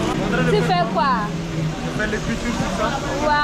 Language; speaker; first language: French; non-native, learner; Ewe